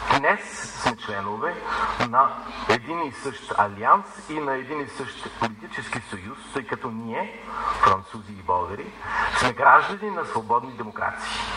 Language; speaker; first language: Bulgarian; non-native, fluent; French